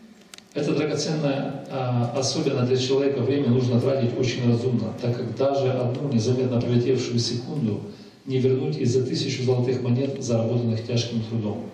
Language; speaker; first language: Russian; native; Russian